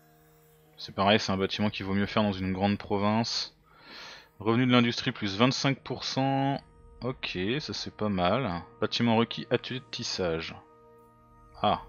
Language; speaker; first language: French; native; French